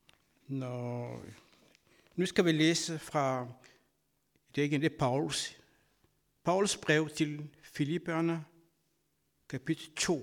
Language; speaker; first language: Danish; non-native, fluent; Kabuverdianu